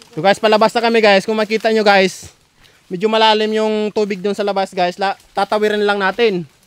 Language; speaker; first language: Filipino; non-native, local second language; Bikol